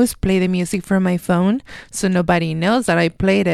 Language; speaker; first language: English; non-native, fluent; Spanish